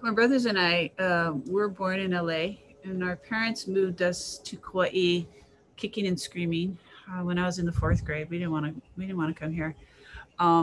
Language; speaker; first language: English; native; English